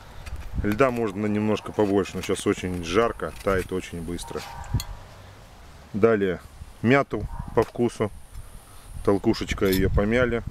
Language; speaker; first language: Russian; native; Russian